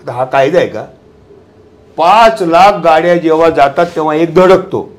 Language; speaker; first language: Marathi; non-native, local second language; Gujarati